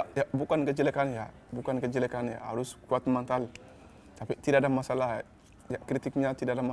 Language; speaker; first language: Indonesian; non-native, learner; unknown